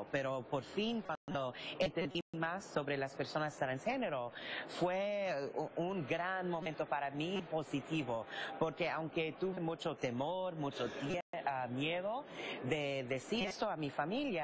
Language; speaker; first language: Spanish; early bilingual, heritage; English